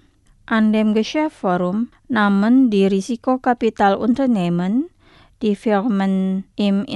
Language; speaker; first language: German; non-native, fluent; Indonesian